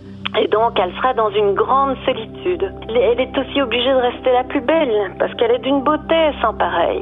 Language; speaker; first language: French; native; French